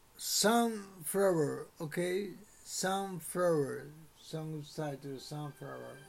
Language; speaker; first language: English; non-native, learner; Japanese